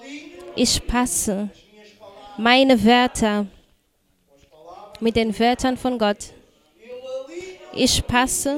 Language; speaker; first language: German; non-native, fluent; Portuguese